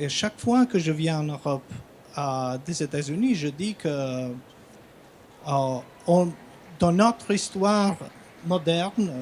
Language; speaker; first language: French; non-native, fluent; Albanian